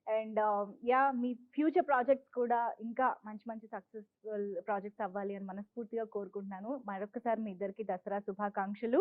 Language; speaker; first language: Telugu; native; Telugu